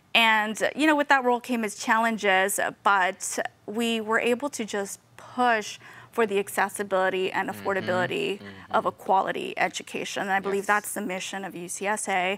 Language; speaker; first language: English; native; English